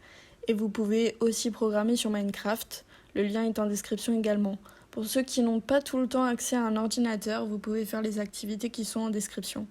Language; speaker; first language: French; native; French